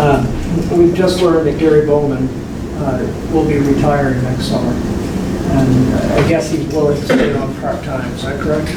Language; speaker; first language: English; native; English